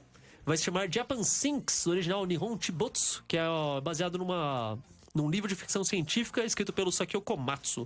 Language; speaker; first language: Portuguese; native; Portuguese